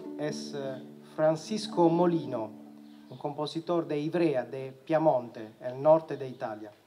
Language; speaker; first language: Spanish; non-native, learner; Italian